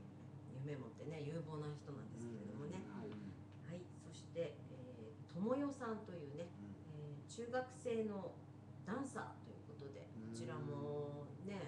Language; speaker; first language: Japanese; native; Japanese